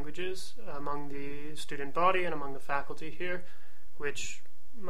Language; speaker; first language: English; native; English